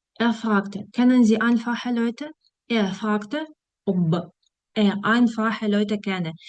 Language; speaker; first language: German; non-native, fluent; Ukrainian